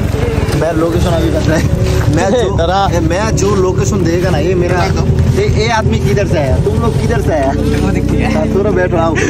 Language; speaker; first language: Hindi; non-native, learner; Bangla